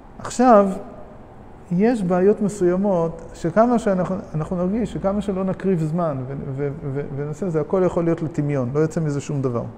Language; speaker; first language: Hebrew; non-native, fluent; English